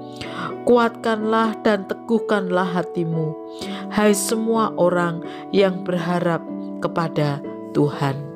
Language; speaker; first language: Indonesian; native; Indonesian